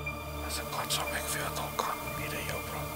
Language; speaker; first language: Hungarian; non-native, learner; Afrikaans